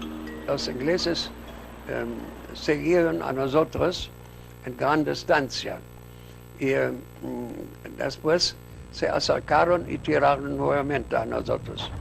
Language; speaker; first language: Spanish; non-native, fluent; German